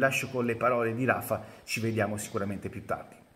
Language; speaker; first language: Italian; native; Italian